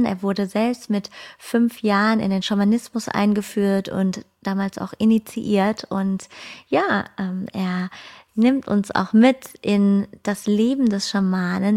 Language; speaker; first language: German; native; German